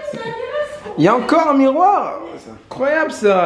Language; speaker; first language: French; native; French